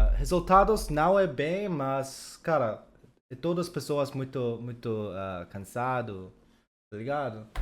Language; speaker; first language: Portuguese; non-native, learner; English